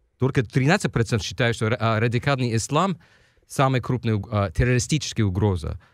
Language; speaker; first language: Russian; non-native, fluent; English